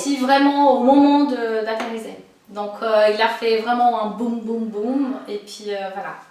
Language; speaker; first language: French; non-native, fluent; Portuguese